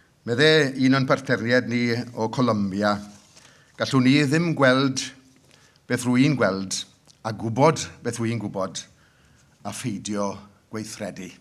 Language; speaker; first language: Welsh; native; Welsh